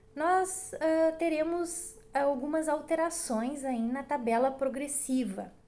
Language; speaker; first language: Portuguese; native; Portuguese